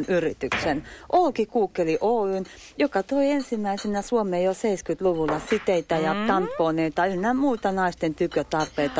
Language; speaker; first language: Finnish; native; Finnish